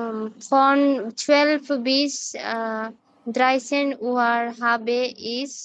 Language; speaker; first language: German; non-native, learner; Bangla